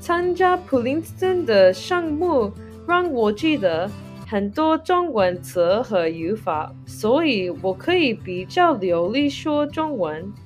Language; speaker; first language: Chinese; non-native, learner; English